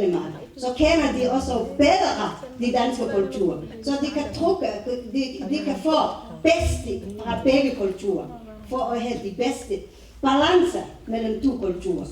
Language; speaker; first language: Danish; non-native, fluent; Somali